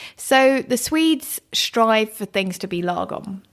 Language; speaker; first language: English; early bilingual, other home language; German